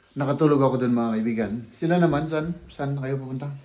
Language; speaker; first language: Filipino; native; Filipino